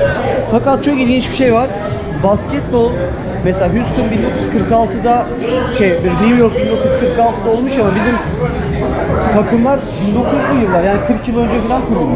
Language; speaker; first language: Turkish; native; Turkish